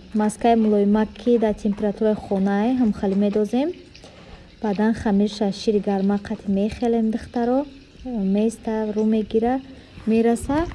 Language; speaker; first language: Tajik; native; Tajik